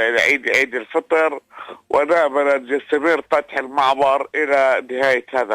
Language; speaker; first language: Arabic; native; Arabic